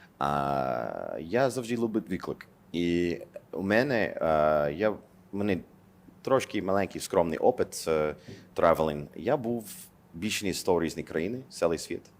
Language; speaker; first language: Ukrainian; non-native, learner; English